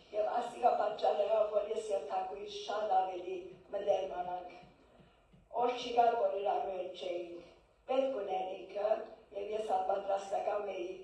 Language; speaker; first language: Armenian; early bilingual, heritage; Armenian